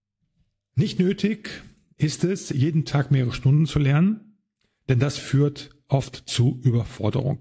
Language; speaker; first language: German; native; German